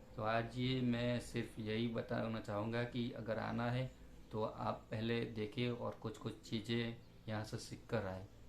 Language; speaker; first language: Hindi; non-native, local second language; Gujarati